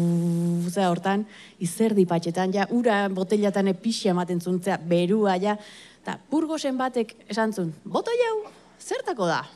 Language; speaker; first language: Basque; native; Basque